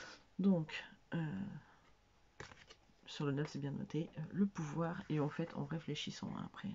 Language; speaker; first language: French; native; French